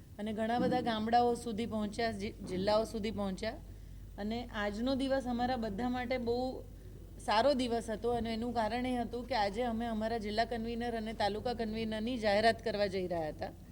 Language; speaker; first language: Gujarati; native; Gujarati